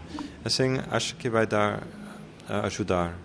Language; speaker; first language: Portuguese; non-native, fluent; German